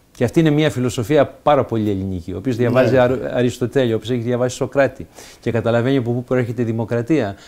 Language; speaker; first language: Greek; early bilingual, heritage; Greek